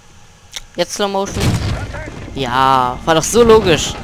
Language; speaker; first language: German; native; German